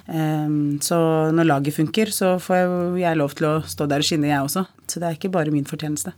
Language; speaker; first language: Norwegian; early bilingual, other home language; Arabic